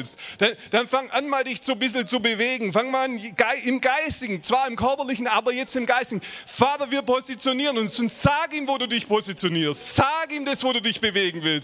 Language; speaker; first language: German; native; German